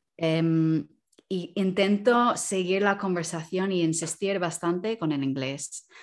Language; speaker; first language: Spanish; non-native, fluent; English